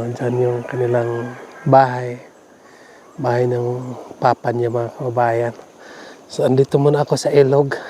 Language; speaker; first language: Filipino; non-native, local second language; Cebuano